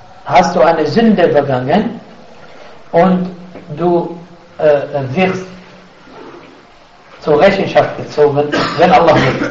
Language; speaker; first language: German; non-native, fluent; Arabic